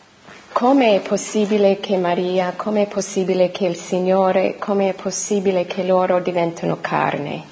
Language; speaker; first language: Italian; non-native, fluent; English